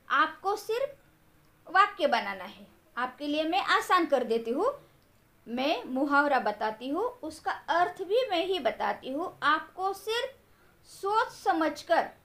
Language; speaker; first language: Hindi; non-native, local second language; Marathi